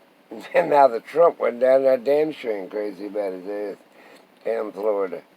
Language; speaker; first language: English; native; English